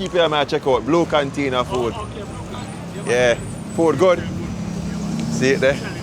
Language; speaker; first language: English; native; English